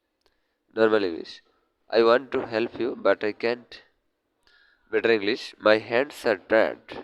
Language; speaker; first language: English; non-native, learner; Bangla